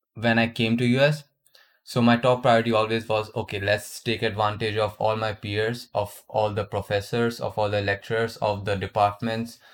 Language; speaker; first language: English; non-native, local second language; Hindi